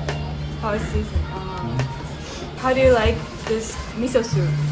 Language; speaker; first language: English; non-native, fluent; Japanese